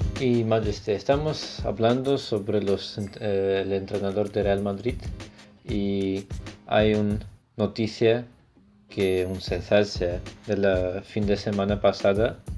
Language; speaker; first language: Spanish; non-native, learner; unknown